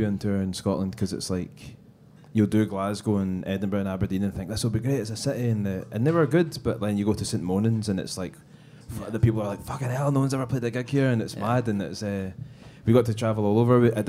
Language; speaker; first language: English; native; English